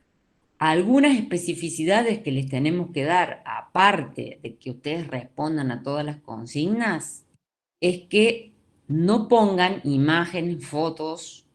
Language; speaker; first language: Spanish; native; Spanish